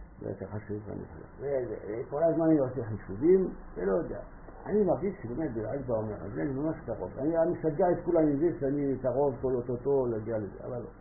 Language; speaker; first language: Hebrew; non-native, fluent; French